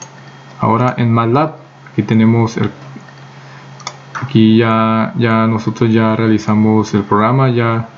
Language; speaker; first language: Spanish; native; Spanish